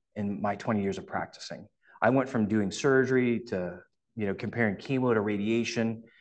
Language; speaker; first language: English; native; English